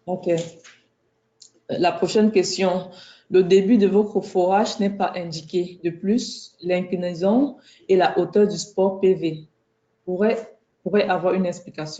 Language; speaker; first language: French; native; French